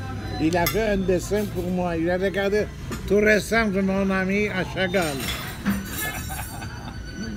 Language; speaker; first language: French; non-native, learner; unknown